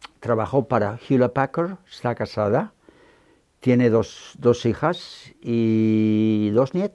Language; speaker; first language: Spanish; native; Spanish